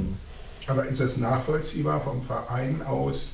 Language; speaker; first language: German; native; German